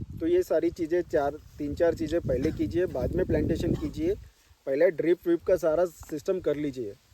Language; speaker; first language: Hindi; non-native, local second language; Marathi